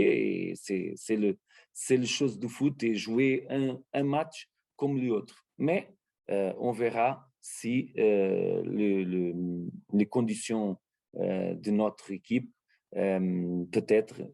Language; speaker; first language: French; non-native, learner; Portuguese